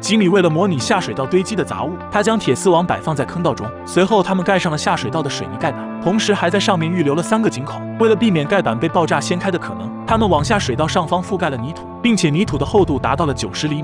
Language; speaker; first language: Chinese; native; Chinese